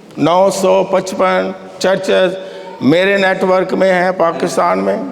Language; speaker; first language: Urdu; non-native, local second language; Punjabi